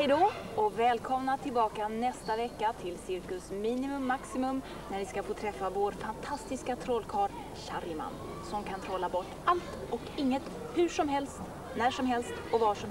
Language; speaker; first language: Swedish; native; Swedish